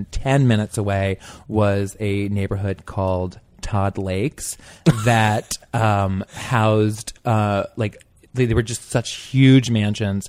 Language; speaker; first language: English; native; English